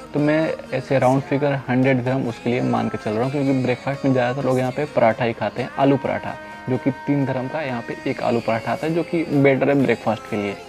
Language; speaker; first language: Hindi; native; Hindi